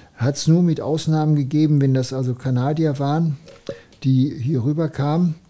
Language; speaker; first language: German; native; German